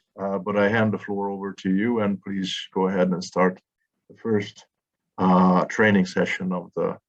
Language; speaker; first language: English; non-native, fluent; Hungarian